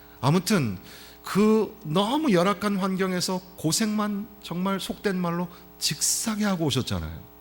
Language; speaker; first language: Korean; native; Korean